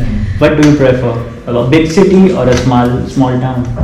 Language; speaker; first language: English; non-native, local second language; Hindi